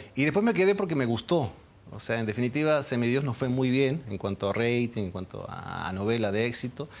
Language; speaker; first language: Spanish; early bilingual, other home language; Dutch